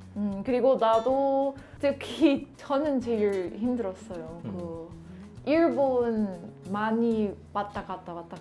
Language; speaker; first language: Korean; non-native, learner; Dutch